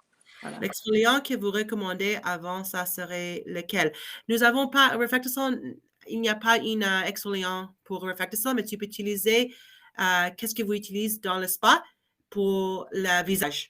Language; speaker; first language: French; non-native, learner; English